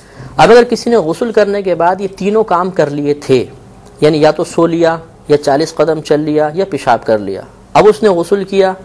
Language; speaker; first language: Urdu; native; Urdu